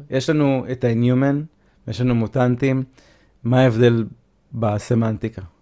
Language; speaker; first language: Hebrew; native; Hebrew